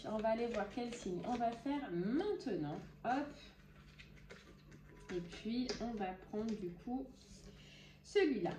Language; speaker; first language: French; native; French